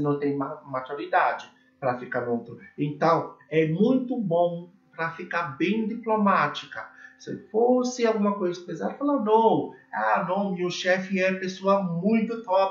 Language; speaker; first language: Portuguese; non-native, learner; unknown